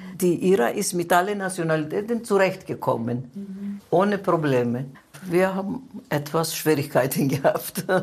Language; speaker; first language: German; non-native, fluent; Greek